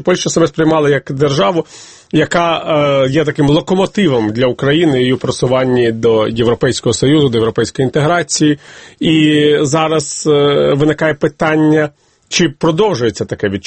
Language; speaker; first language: Ukrainian; native; Ukrainian